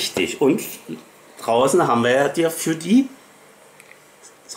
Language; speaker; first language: German; native; German